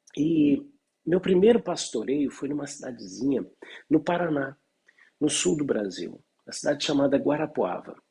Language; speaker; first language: Portuguese; native; Portuguese